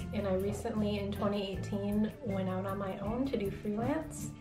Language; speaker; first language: English; native; English